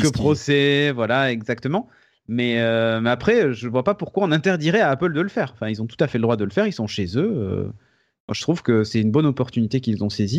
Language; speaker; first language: French; native; French